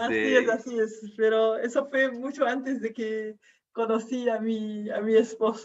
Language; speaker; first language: Spanish; non-native, fluent; Dutch